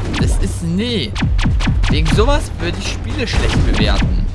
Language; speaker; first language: German; native; German